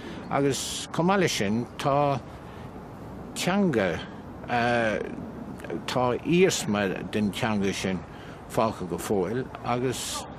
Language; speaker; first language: Irish; non-native, local second language; English